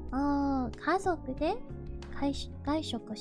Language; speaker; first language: Japanese; non-native, learner; English